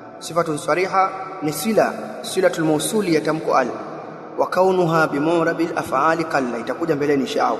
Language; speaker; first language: Swahili; native; Swahili